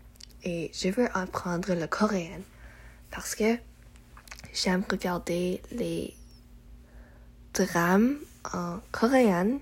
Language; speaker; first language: French; non-native, learner; English